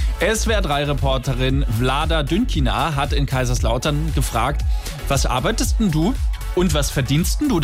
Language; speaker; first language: German; native; German